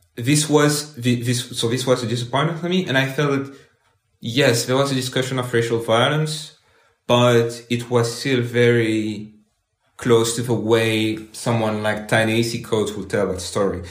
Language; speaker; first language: English; non-native, fluent; French